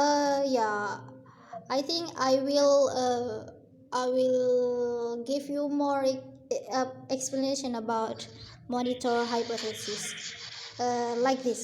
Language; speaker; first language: English; non-native, learner; Indonesian